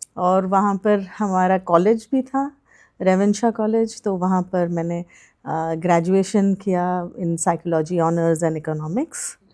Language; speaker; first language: Hindi; non-native, local second language; Odia